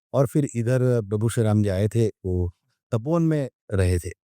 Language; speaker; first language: Hindi; non-native, local second language; Marathi